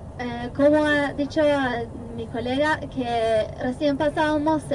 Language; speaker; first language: Spanish; non-native, fluent; Norwegian